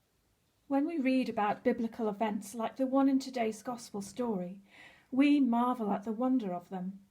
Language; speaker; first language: English; native; English